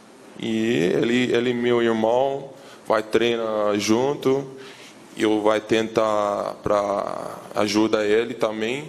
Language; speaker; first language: Portuguese; non-native, learner; English